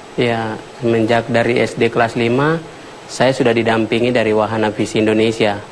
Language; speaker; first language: Indonesian; non-native, local second language; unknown